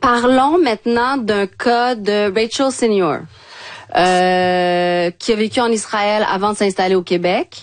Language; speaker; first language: French; native; French